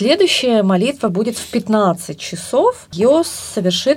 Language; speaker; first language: Russian; native; Russian